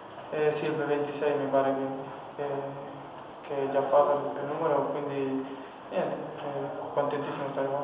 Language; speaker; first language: Italian; non-native, fluent; Spanish